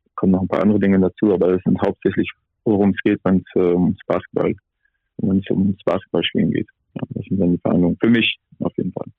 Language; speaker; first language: German; non-native, local second language; French